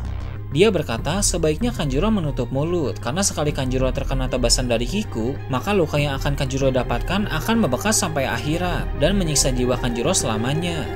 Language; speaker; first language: Indonesian; native; Indonesian